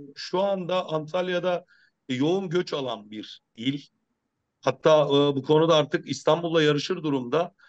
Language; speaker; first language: Turkish; native; Turkish